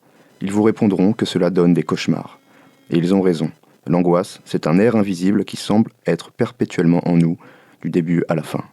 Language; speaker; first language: French; native; French